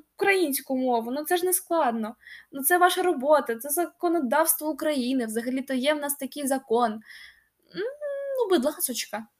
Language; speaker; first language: Ukrainian; non-native, local second language; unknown